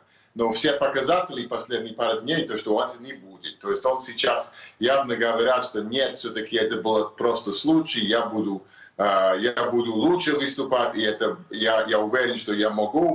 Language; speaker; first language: Russian; non-native, fluent; English